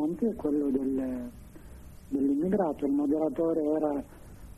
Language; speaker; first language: Italian; non-native, fluent; Arabic